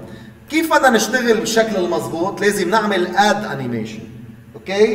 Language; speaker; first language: Arabic; native; Arabic